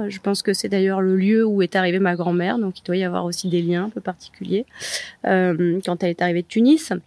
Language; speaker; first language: French; native; French